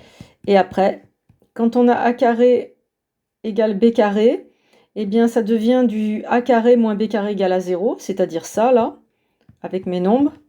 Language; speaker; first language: French; native; French